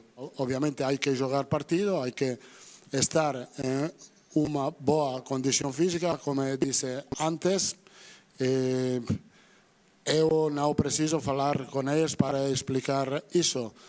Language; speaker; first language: Portuguese; non-native, fluent; Italian